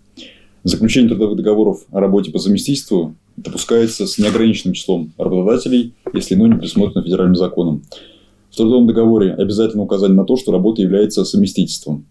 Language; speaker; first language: Russian; native; Russian